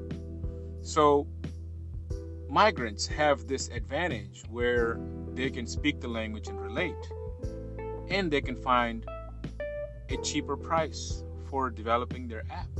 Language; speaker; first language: English; non-native, local second language; Urdu